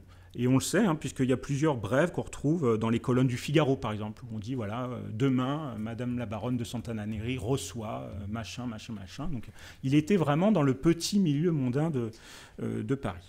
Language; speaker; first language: French; native; French